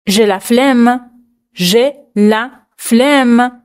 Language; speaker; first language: French; non-native, fluent; Persian